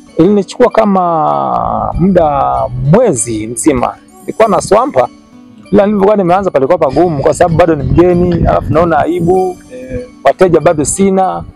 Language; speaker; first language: Swahili; non-native, local second language; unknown